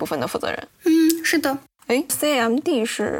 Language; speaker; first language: Chinese; native; Chinese